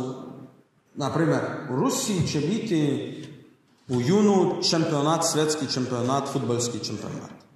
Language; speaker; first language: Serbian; non-native, learner; Russian